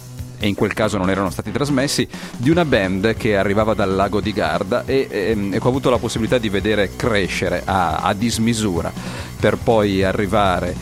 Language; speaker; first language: Italian; native; Italian